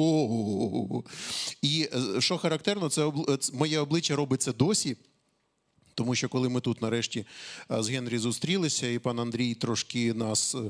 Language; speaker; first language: Ukrainian; native; Ukrainian